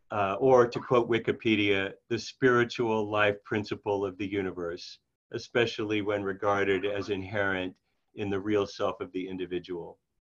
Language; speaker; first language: English; native; English